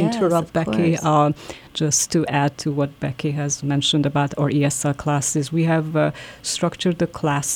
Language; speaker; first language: English; non-native, fluent; Hungarian